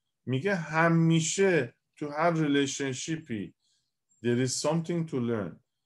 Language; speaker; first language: English; non-native, fluent; Persian